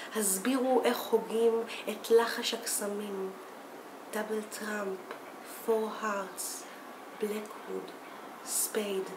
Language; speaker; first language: Hebrew; native; Hebrew